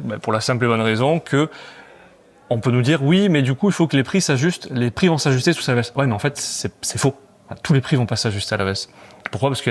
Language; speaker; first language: French; native; French